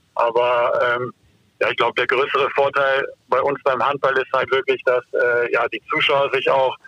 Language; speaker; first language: German; native; German